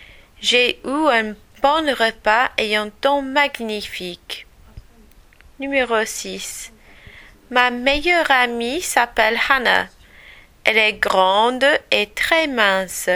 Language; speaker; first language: French; non-native, learner; English